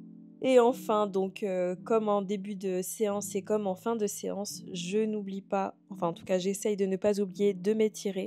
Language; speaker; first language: French; native; French